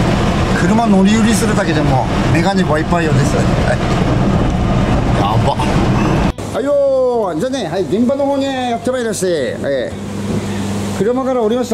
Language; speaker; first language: Japanese; native; Japanese